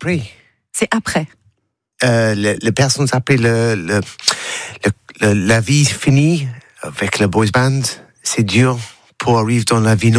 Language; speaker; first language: French; non-native, learner; English